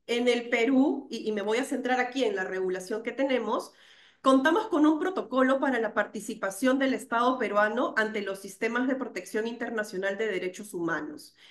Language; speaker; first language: Spanish; native; Spanish